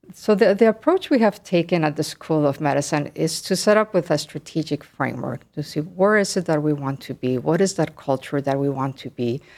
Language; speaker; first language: English; early bilingual, other home language; Spanish